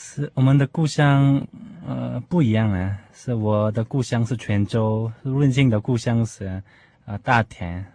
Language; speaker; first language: Chinese; non-native, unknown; Korean